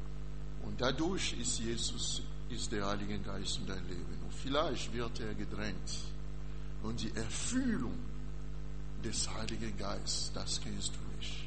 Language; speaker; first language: German; non-native, learner; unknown